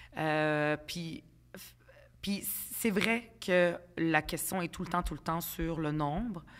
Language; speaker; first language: French; early bilingual, other home language; Arabic